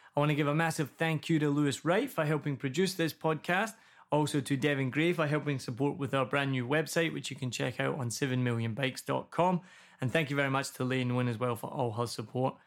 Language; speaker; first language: English; native; English